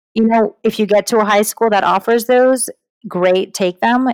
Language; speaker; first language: English; native; English